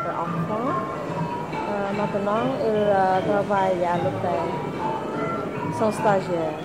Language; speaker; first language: French; non-native, learner; Khmer